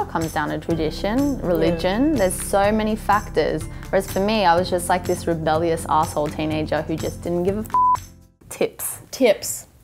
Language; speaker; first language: English; native; English